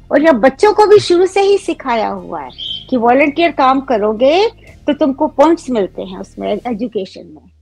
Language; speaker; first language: Hindi; native; Hindi